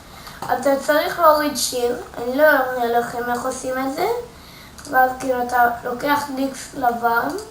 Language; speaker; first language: Hebrew; native; Hebrew